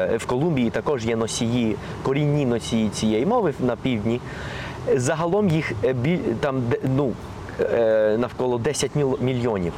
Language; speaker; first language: Ukrainian; non-native, fluent; Spanish